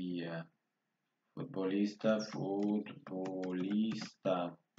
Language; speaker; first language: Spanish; non-native, fluent; English